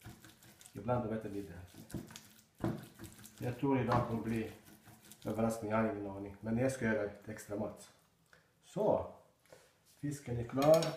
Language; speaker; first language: Swedish; non-native, learner; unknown